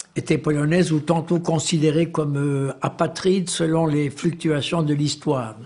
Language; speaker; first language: French; native; French